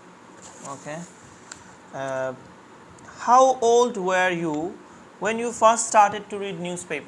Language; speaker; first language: English; non-native, fluent; Bangla